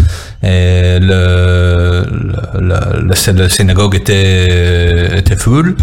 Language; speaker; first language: French; non-native, learner; Hebrew